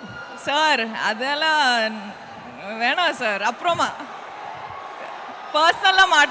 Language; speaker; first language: Tamil; non-native, fluent; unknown